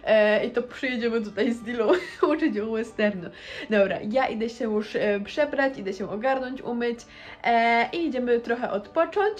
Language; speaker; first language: Polish; native; Polish